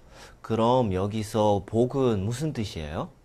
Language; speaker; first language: Korean; non-native, fluent; Russian